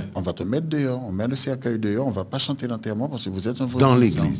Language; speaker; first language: French; native; French